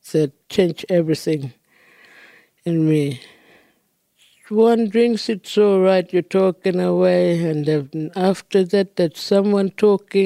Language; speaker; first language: English; non-native, local second language; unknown